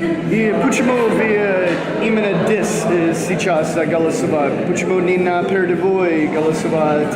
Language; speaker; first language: Russian; non-native, learner; English